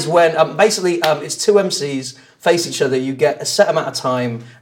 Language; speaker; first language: English; native; English